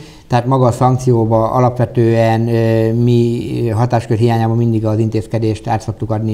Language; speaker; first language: Hungarian; native; Hungarian